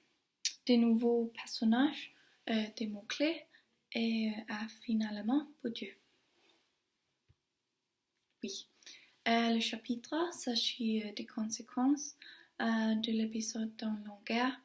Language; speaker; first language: French; non-native, learner; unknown